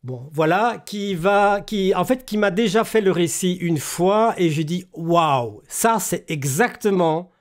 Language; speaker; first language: French; native; French